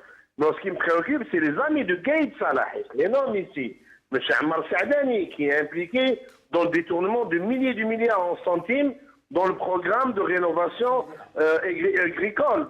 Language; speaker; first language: French; non-native, local second language; Kabyle